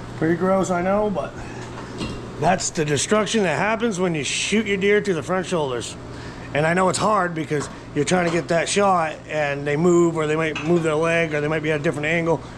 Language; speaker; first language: English; native; English